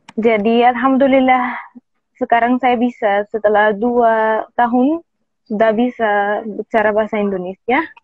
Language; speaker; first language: Indonesian; non-native, learner; Arabic